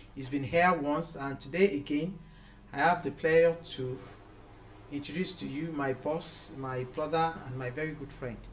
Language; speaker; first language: English; non-native, local second language; Yoruba